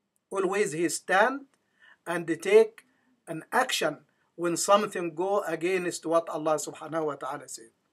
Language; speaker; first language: English; non-native, fluent; Arabic